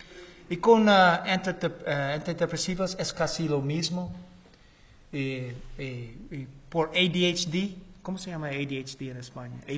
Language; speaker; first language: Spanish; non-native, learner; English